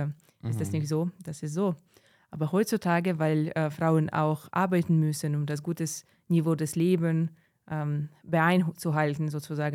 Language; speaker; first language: German; non-native, fluent; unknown